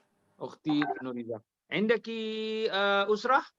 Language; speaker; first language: Arabic; non-native, fluent; Malay